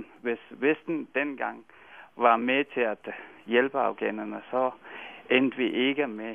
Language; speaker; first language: Danish; non-native, fluent; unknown